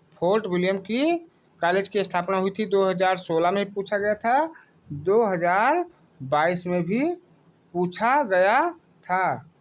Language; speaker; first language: Hindi; native; Hindi